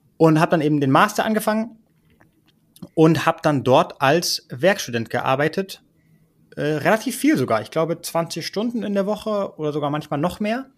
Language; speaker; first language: German; early bilingual, heritage; German